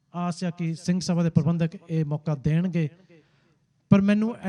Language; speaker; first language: Punjabi; early bilingual, heritage; Punjabi